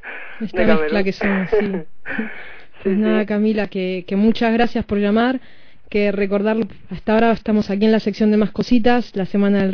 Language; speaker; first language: Spanish; native; Spanish